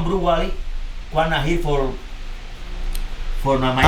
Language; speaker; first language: Dutch; non-native, learner; Spanish